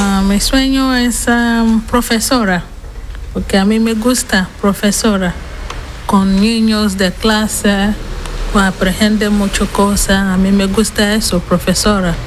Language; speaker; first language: Spanish; non-native, learner; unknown